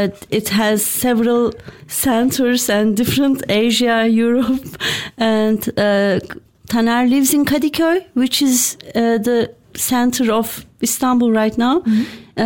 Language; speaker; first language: English; non-native, fluent; Turkish